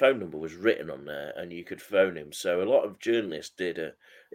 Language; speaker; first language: English; native; English